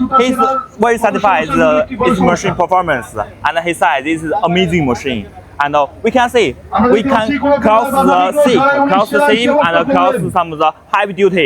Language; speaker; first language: English; non-native, learner; Chinese